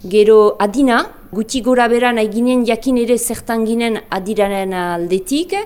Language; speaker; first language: Basque; native; Basque